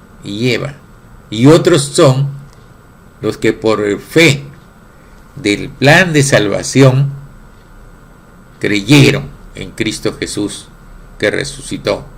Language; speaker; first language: Spanish; native; Spanish